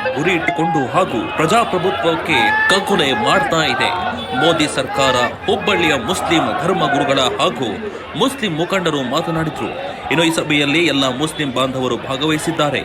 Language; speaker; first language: Kannada; native; Kannada